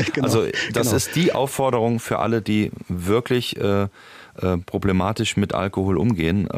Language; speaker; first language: German; native; German